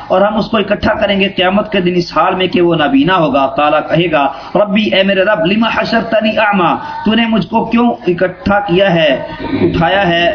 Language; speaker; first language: Urdu; native; Urdu